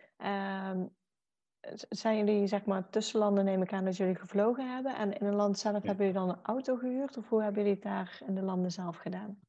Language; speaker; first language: Dutch; native; Dutch